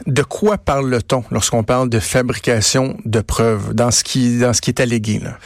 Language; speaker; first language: French; native; French